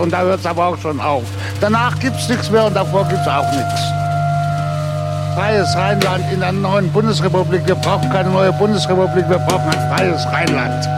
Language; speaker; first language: German; native; German